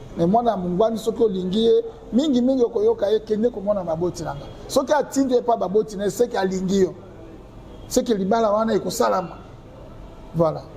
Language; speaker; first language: Lingala; non-native, local second language; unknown